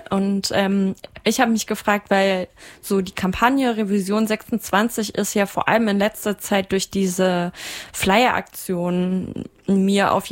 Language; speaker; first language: German; native; German